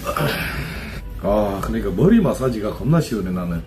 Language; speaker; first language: Korean; native; Korean